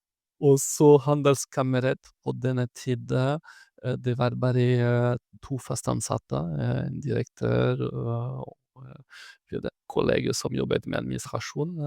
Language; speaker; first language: Norwegian; non-native, fluent; French